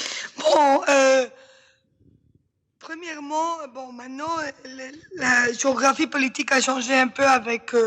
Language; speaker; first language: French; non-native, fluent; Spanish